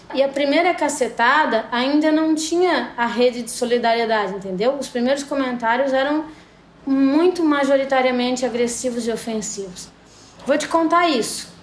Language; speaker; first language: Portuguese; native; Portuguese